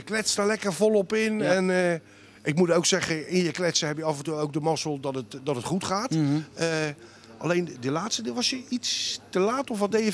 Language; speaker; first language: Dutch; native; Dutch